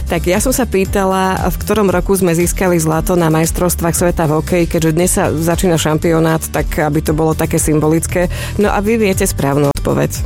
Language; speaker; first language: Slovak; native; Slovak